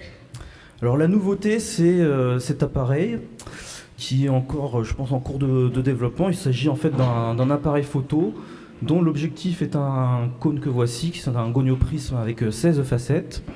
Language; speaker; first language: French; native; French